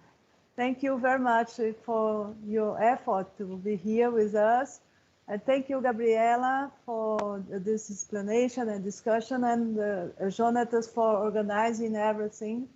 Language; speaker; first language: English; non-native, learner; Portuguese